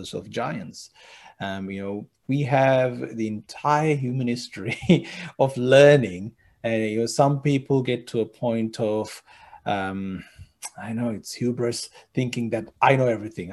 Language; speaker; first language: English; non-native, local second language; Sinhala